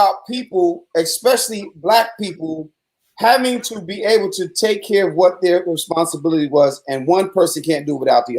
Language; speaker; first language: English; native; English